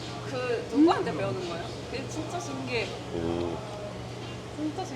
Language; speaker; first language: Korean; non-native, learner; Japanese